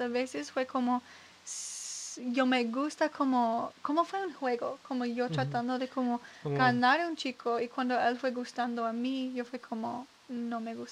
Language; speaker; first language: Spanish; non-native, learner; English